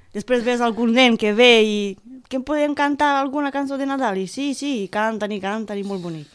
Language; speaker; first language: Catalan; non-native, fluent; Romanian